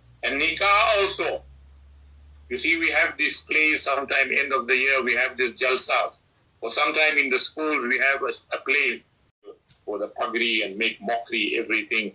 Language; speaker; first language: English; early bilingual, other home language; Urdu